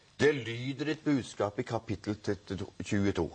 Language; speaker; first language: Norwegian; native; Norwegian